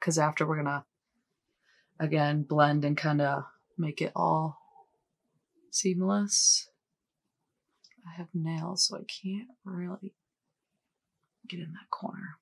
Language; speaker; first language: English; native; English